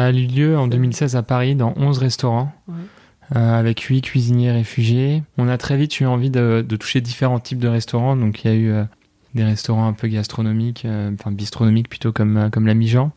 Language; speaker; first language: French; native; French